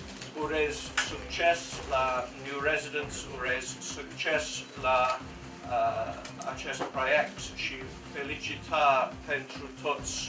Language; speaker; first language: Romanian; non-native, learner; English